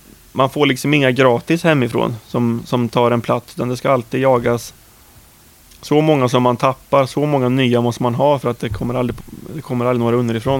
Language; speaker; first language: Swedish; native; Swedish